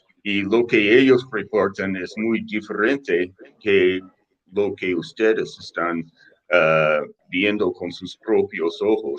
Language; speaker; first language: Spanish; non-native, fluent; English